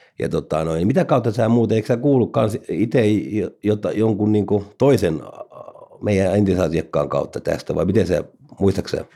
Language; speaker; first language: Finnish; native; Finnish